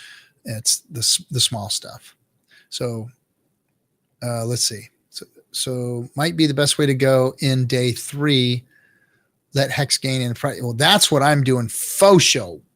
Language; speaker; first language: English; native; English